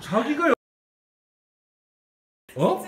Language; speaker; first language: Korean; native; Korean